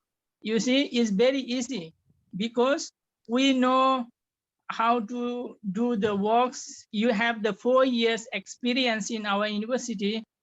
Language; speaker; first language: English; non-native, fluent; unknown